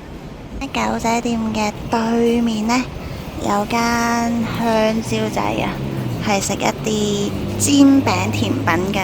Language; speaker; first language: Cantonese; native; Cantonese